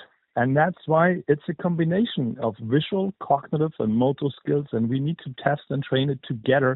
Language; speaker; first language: English; non-native, fluent; German